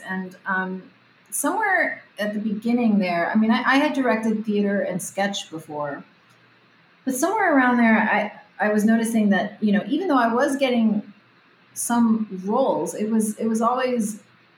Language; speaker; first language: English; early bilingual, other home language; Spanish